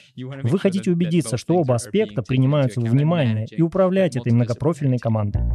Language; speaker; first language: Russian; non-native, fluent; Spanish